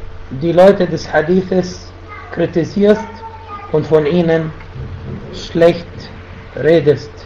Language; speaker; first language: German; non-native, fluent; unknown